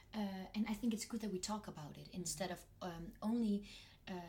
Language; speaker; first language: English; non-native, fluent; Dutch